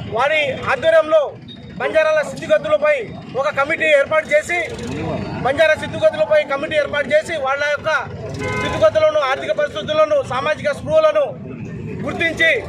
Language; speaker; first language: Telugu; non-native, local second language; Lambadi